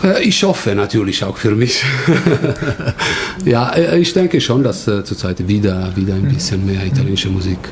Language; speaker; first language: German; non-native, learner; Italian